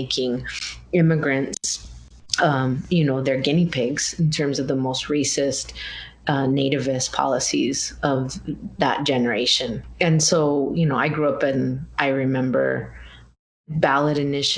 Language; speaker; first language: English; native; English